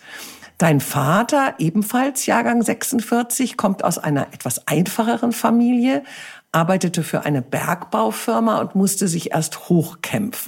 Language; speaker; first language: German; native; German